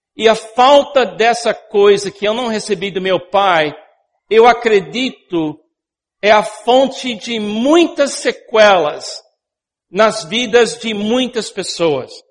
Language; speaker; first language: Portuguese; non-native, fluent; English